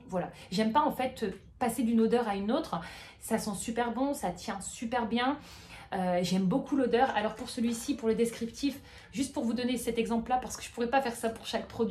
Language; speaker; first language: French; native; French